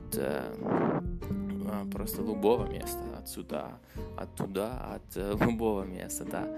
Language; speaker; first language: Russian; non-native, fluent; English